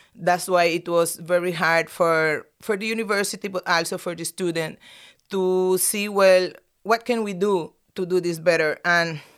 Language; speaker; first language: English; non-native, fluent; Spanish